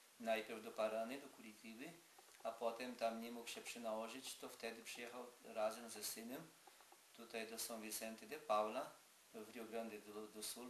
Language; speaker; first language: Polish; early bilingual, heritage; Polish